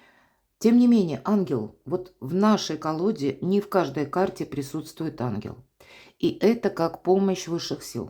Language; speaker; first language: Russian; native; Russian